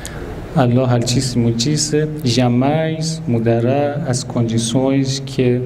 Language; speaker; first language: Portuguese; non-native, fluent; Persian